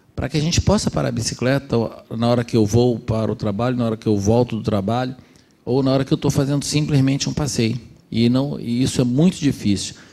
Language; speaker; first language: Portuguese; native; Portuguese